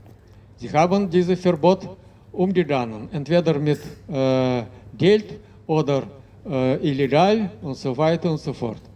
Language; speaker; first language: German; non-native, fluent; Russian